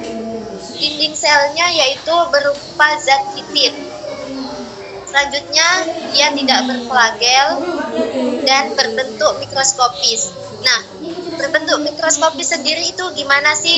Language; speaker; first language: Indonesian; native; Indonesian